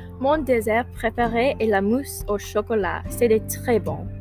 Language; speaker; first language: French; non-native, learner; English